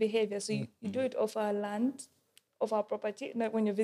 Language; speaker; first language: English; non-native, local second language; Ganda